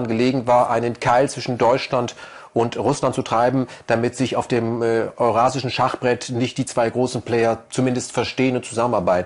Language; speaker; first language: German; native; German